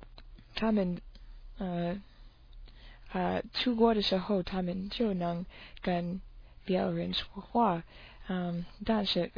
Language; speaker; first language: Chinese; non-native, learner; English